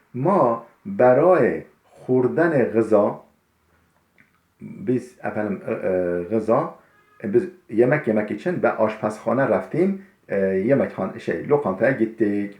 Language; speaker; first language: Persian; non-native, fluent; Turkish